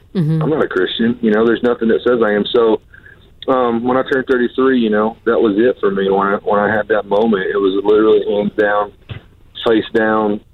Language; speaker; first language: English; native; English